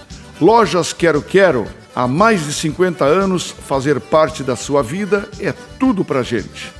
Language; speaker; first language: Portuguese; native; Portuguese